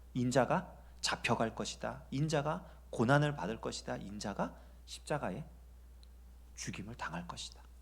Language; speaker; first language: Korean; native; Korean